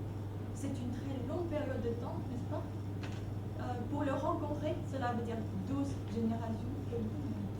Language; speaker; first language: French; non-native, fluent; Thai